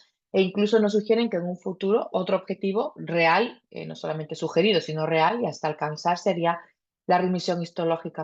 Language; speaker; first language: Spanish; native; Spanish